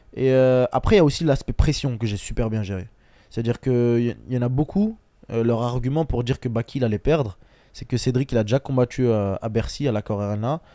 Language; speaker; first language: French; early bilingual, other home language; Chechen